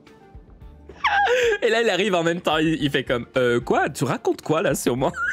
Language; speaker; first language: French; native; French